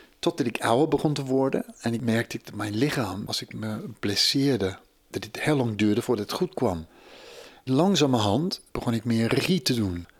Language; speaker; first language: Dutch; non-native, fluent; English